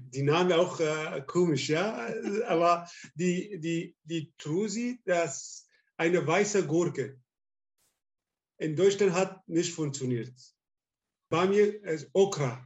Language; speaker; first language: German; non-native, learner; Arabic